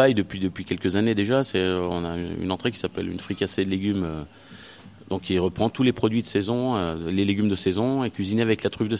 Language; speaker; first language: French; native; French